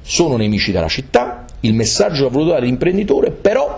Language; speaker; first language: Italian; native; Italian